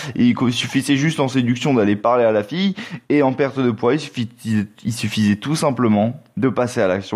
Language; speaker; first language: French; native; French